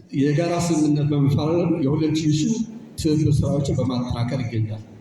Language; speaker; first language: Amharic; non-native, local second language; Tigrinya